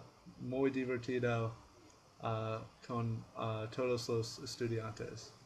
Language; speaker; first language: Spanish; non-native, learner; English